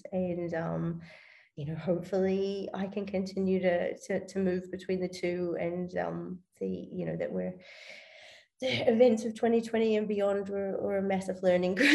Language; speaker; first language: English; native; English